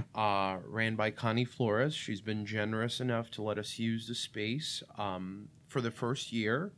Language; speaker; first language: English; early bilingual, other home language; Russian